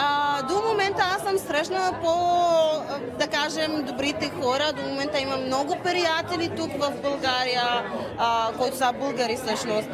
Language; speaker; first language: Bulgarian; non-native, fluent; Arabic